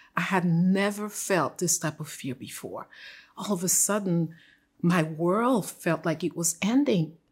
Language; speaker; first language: English; non-native, fluent; Haitian Creole